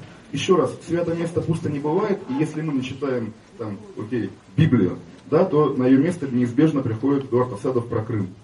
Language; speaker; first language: Russian; native; Russian